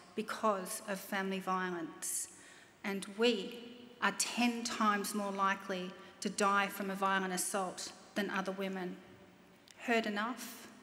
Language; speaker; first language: English; native; English